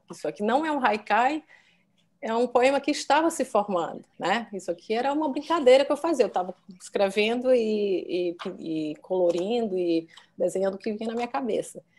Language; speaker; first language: Portuguese; native; Portuguese